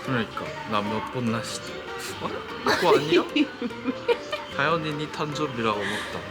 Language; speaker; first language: Korean; non-native, learner; Japanese